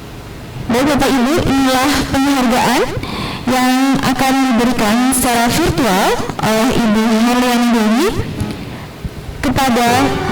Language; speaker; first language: Indonesian; native; Indonesian